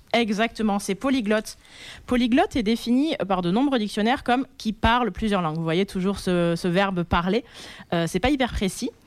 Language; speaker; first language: French; native; French